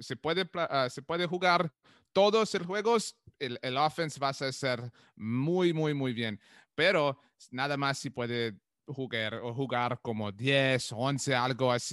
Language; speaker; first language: Spanish; non-native, learner; English